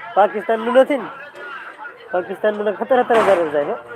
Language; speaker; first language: Hindi; non-native, local second language; Gujarati